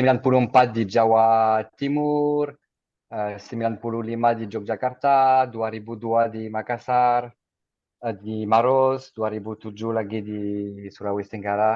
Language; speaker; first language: Indonesian; non-native, fluent; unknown